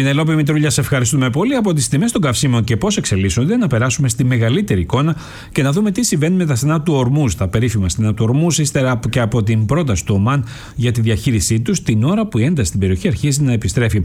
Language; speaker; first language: Greek; native; Greek